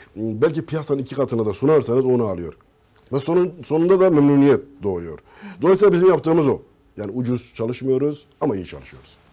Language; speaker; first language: Turkish; non-native, local second language; Kurdish